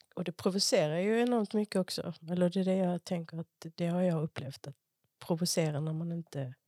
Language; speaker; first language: Swedish; early bilingual, other home language; Spanish